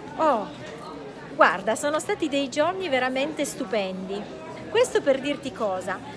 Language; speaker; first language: Italian; native; Italian